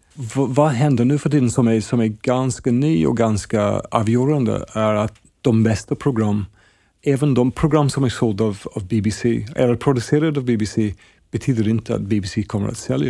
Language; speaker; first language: Swedish; non-native, fluent; English